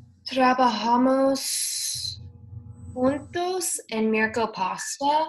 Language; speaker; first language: Spanish; non-native, learner; English